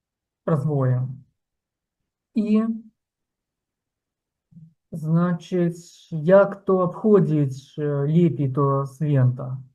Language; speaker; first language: Polish; non-native, fluent; Ukrainian